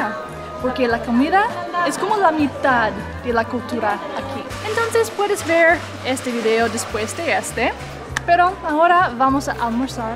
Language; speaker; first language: Spanish; non-native, fluent; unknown